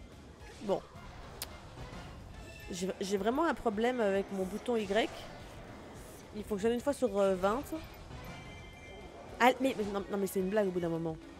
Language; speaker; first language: French; native; French